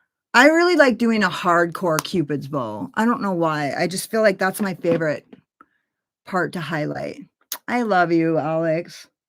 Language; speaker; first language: English; native; English